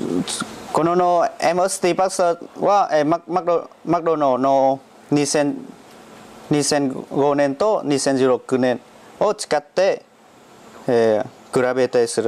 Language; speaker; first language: Japanese; non-native, learner; Vietnamese